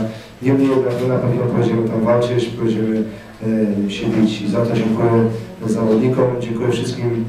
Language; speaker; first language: Polish; native; Polish